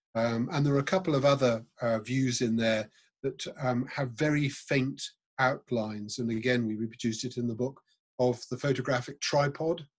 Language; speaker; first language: English; native; English